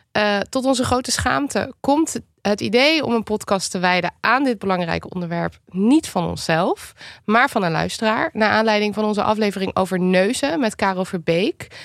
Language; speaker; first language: Dutch; native; Dutch